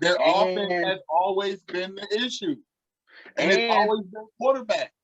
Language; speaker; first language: English; native; English